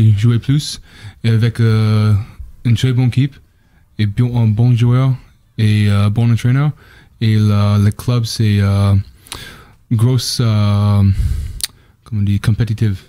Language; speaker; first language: French; non-native, learner; English